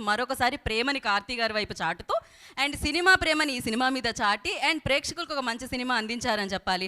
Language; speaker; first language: Telugu; native; Telugu